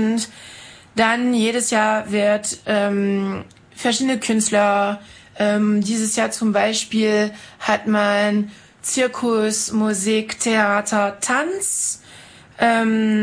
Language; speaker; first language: German; non-native, fluent; French